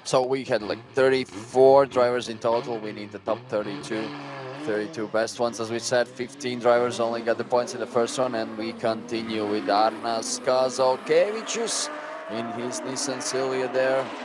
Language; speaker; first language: English; non-native, fluent; Latvian